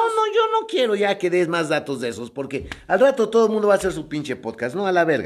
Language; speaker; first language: Spanish; native; Spanish